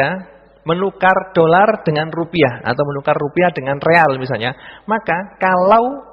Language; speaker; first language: Indonesian; native; Indonesian